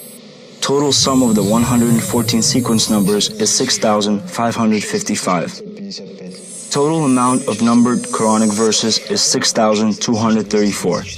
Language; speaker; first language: English; non-native, fluent; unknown